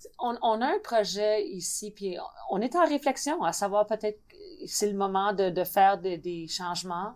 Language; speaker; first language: French; native; French